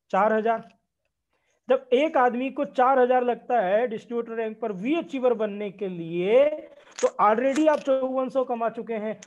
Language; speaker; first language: Hindi; native; Hindi